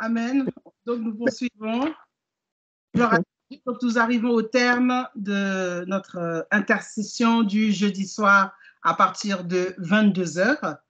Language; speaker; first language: French; native; French